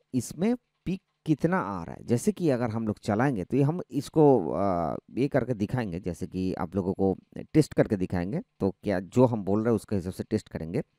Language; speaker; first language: Hindi; non-native, local second language; Bangla